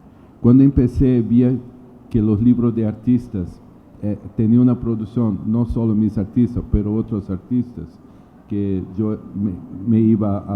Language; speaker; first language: Spanish; non-native, learner; Portuguese